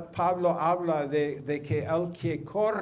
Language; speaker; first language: Spanish; non-native, fluent; English